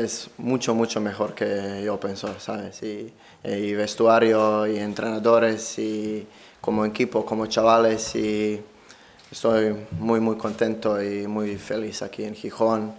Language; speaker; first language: Spanish; non-native, learner; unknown